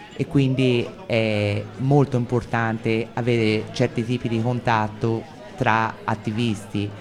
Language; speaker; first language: Italian; native; Italian